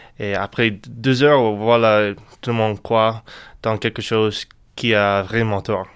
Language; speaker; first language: French; non-native, learner; English